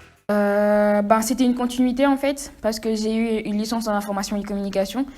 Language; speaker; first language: French; non-native, local second language; Wolof